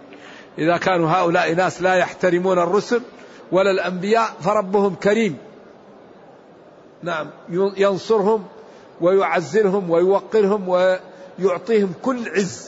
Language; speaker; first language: Arabic; native; Arabic